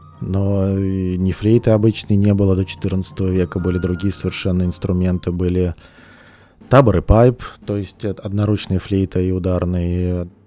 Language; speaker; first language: Russian; native; Russian